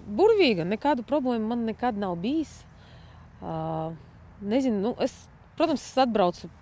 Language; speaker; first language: Latvian; non-native, fluent; Russian